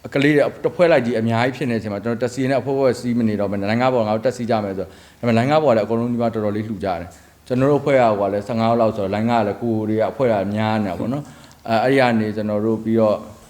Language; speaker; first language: Burmese; native; Burmese